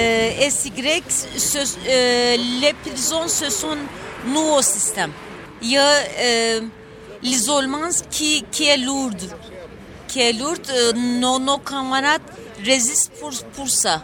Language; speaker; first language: French; non-native, learner; Turkish